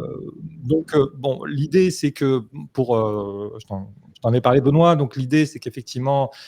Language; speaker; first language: French; native; French